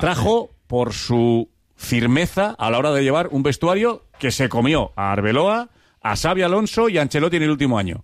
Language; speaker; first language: Spanish; native; Spanish